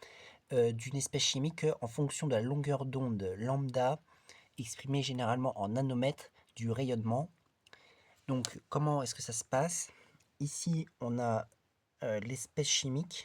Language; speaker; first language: French; native; French